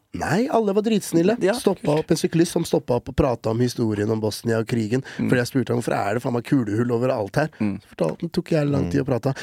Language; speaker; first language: Norwegian; early bilingual, other home language; Bosnian